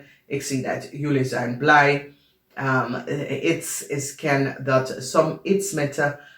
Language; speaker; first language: Dutch; non-native, learner; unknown